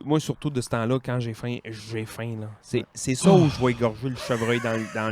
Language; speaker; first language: French; native; French